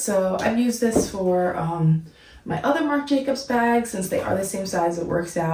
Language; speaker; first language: English; native; English